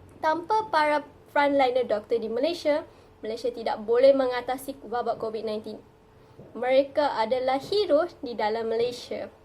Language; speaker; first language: Malay; non-native, local second language; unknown